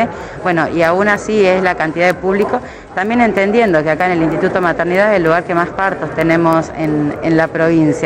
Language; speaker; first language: Spanish; native; Spanish